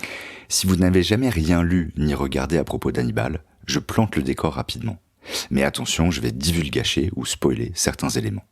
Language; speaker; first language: French; native; French